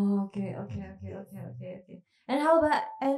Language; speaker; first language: English; non-native, fluent; Indonesian